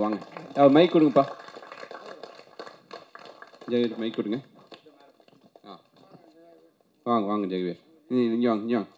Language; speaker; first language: Tamil; native; Tamil